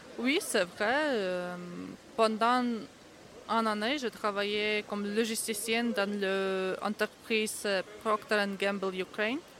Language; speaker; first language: French; non-native, learner; Ukrainian